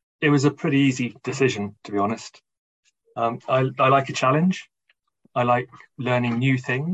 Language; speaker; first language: English; native; English